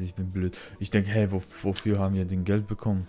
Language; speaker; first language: German; non-native, learner; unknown